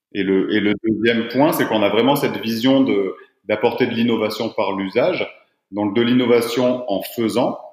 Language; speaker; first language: French; native; French